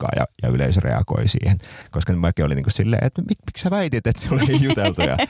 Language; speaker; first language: Finnish; native; Finnish